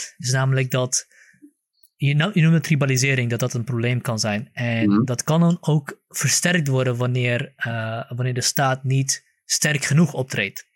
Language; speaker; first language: Dutch; early bilingual, other home language; Kurdish